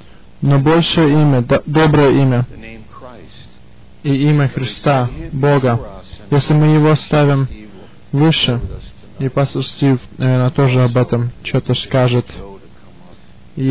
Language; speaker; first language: Russian; early bilingual, heritage; Russian